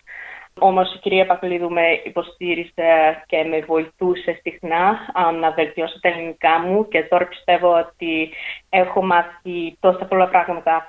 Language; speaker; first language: Greek; early bilingual, heritage; English